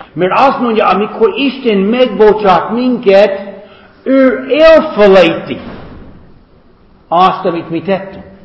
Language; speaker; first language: Hungarian; non-native, fluent; English